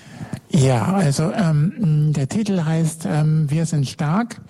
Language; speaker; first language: German; native; German